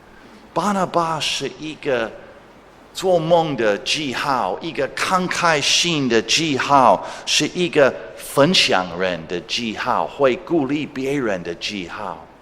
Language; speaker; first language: Chinese; non-native, fluent; English